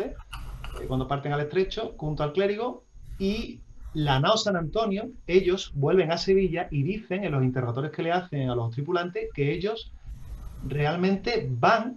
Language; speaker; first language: Spanish; native; Spanish